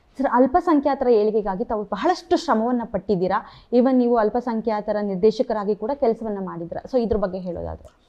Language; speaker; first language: Kannada; native; Kannada